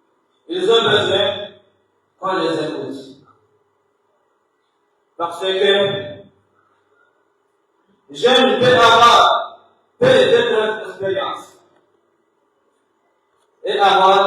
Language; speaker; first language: French; non-native, local second language; Comorian